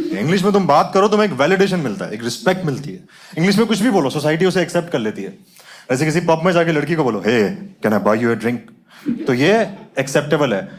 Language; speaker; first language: Hindi; native; Hindi